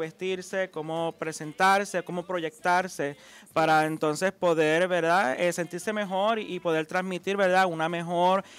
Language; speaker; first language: Spanish; native; Spanish